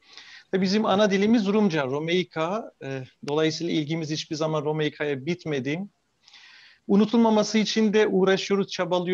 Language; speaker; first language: Turkish; native; Turkish